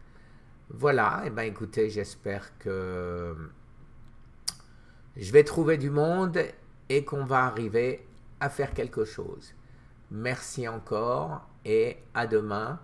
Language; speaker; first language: French; native; French